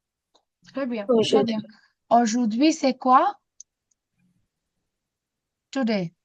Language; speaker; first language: French; non-native, fluent; Hindi